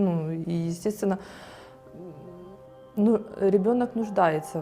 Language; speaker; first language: Russian; non-native, fluent; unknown